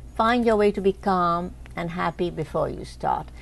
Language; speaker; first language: English; non-native, local second language; Hindi